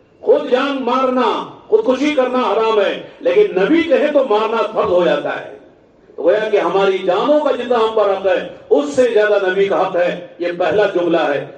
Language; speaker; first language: Urdu; native; Urdu